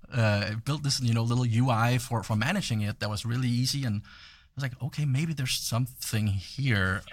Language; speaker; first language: English; non-native, fluent; Danish